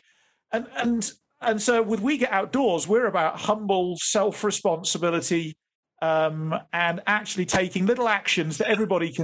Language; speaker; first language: English; native; English